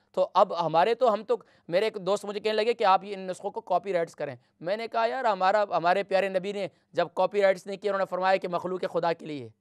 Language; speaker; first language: Urdu; native; Urdu